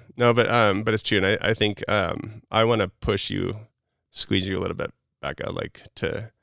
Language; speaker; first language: English; native; English